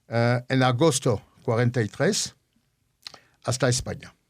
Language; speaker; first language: Spanish; early bilingual, heritage; Ladino